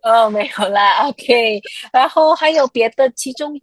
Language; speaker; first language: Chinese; non-native, fluent; Indonesian